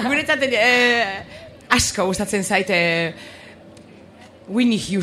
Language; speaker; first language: Basque; non-native, local second language; Spanish